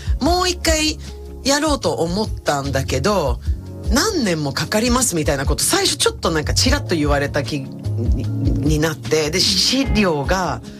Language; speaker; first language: Japanese; non-native, fluent; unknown